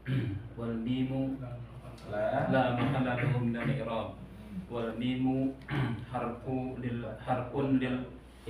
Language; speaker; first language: Arabic; non-native, learner; Indonesian